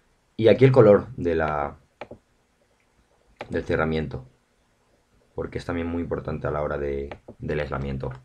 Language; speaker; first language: Spanish; native; Spanish